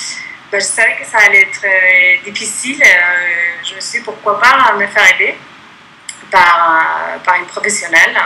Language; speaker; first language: French; non-native, fluent; Spanish